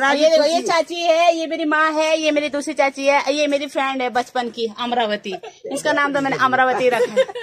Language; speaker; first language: Hindi; non-native, local second language; Garhwali